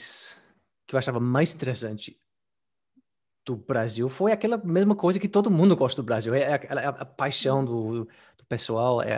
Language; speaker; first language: Portuguese; non-native, fluent; English